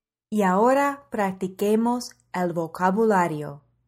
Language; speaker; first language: Spanish; non-native, fluent; English